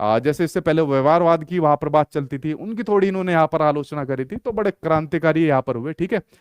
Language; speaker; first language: Hindi; native; Hindi